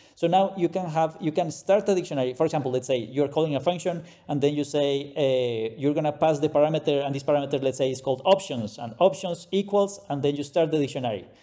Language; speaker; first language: English; non-native, fluent; Spanish